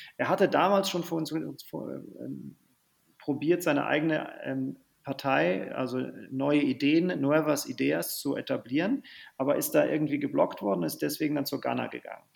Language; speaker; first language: German; native; German